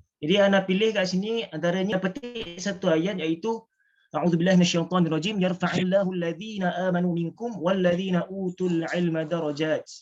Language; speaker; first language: Malay; native; Malay